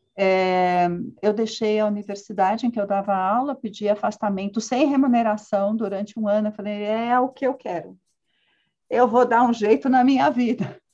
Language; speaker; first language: Portuguese; early bilingual, other home language; Spanish